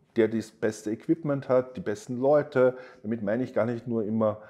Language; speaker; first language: German; native; German